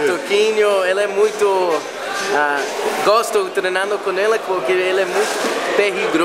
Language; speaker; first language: Portuguese; non-native, learner; English